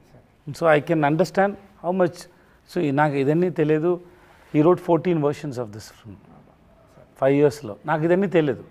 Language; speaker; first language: Telugu; non-native, learner; Tamil